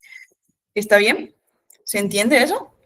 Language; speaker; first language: Spanish; native; Spanish